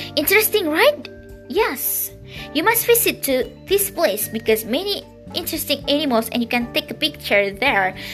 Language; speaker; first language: English; non-native, learner; Indonesian